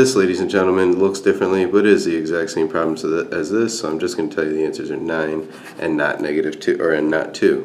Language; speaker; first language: English; native; English